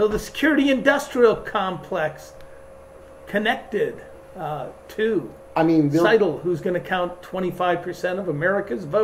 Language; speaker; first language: English; native; English